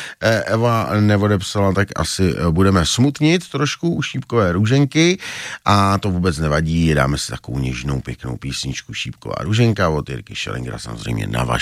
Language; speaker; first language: Czech; native; Czech